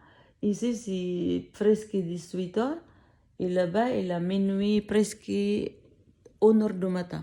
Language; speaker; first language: French; non-native, learner; Filipino